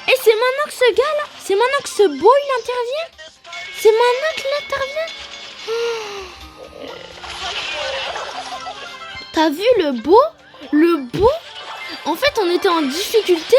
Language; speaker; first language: French; native; French